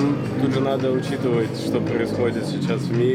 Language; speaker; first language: Russian; native; Russian